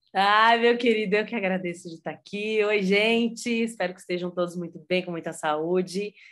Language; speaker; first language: Portuguese; early bilingual, heritage; Portuguese